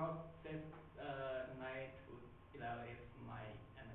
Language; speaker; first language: English; non-native, learner; Chinese